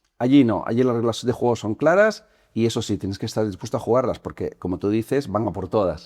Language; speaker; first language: Spanish; native; Spanish